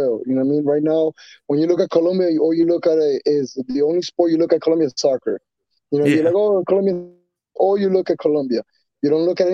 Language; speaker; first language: English; non-native, fluent; Spanish